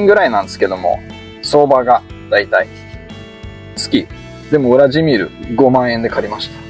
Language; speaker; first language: Japanese; native; Japanese